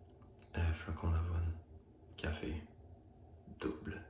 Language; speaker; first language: French; native; French